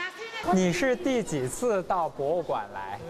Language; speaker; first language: Chinese; native; Chinese